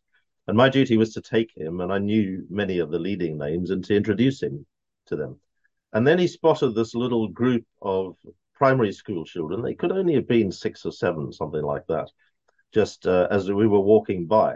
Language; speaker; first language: English; native; English